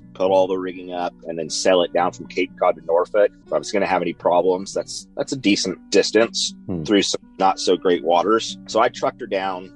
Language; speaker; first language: English; native; English